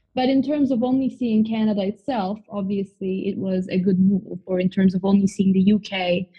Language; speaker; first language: English; non-native, fluent; Turkish